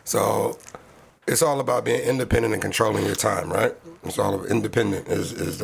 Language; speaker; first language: English; native; English